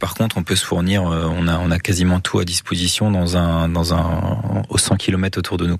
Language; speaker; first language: French; native; French